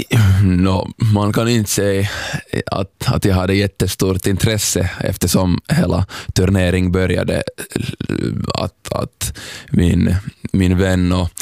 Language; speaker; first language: Swedish; non-native, local second language; Somali